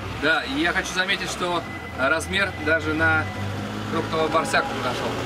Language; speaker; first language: Russian; native; Russian